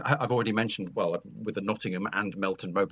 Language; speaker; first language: English; native; English